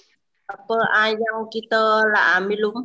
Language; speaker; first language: Indonesian; non-native, learner; Vietnamese